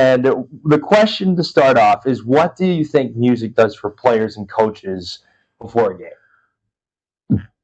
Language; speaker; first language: English; native; English